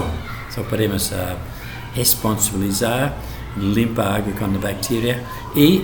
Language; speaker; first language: Portuguese; non-native, learner; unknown